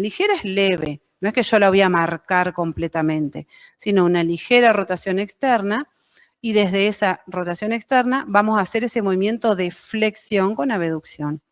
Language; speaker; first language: Spanish; native; Spanish